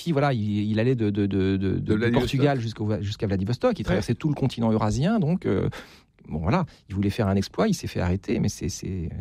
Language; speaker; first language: French; native; French